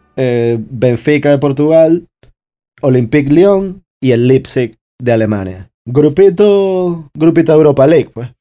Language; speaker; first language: Spanish; native; Spanish